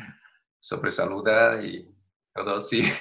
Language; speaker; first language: Spanish; non-native, learner; Chinese